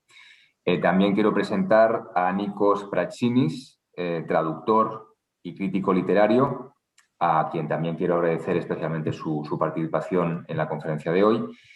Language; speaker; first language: Spanish; native; Spanish